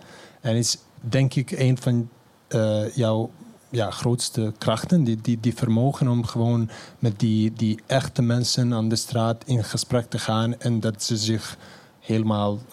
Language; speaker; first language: Dutch; non-native, fluent; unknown